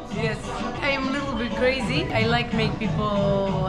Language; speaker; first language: English; non-native, learner; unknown